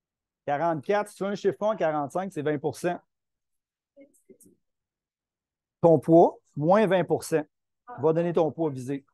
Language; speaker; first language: French; native; French